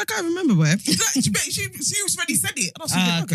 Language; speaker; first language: English; native; English